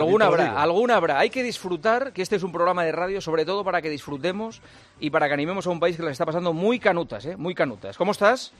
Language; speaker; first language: Spanish; native; Spanish